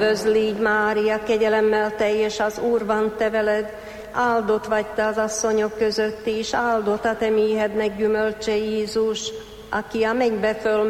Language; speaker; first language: Hungarian; native; Hungarian